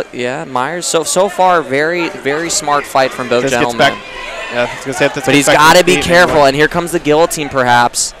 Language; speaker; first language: English; native; English